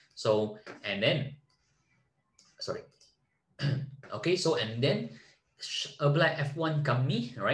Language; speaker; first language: English; non-native, local second language; Malay